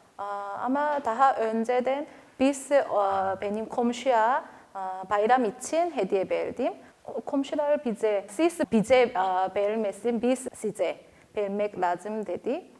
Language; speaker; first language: Turkish; non-native, learner; Korean